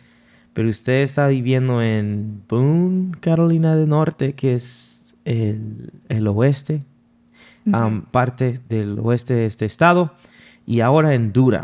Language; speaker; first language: Spanish; non-native, fluent; English